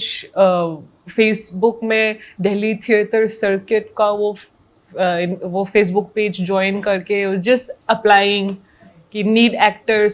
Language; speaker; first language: Hindi; non-native, local second language; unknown